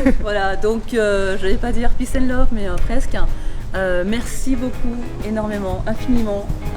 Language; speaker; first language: French; native; French